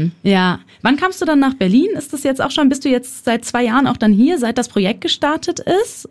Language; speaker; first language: German; native; German